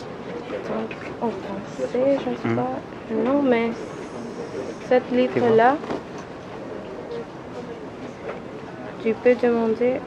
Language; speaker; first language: French; non-native, learner; Spanish